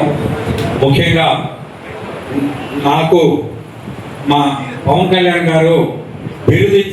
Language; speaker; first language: Telugu; native; Telugu